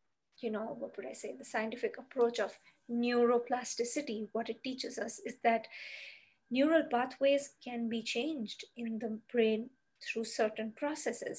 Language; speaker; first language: English; non-native, local second language; Bangla